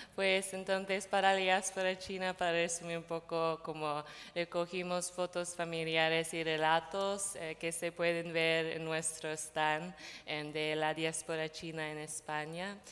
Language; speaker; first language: Spanish; non-native, fluent; English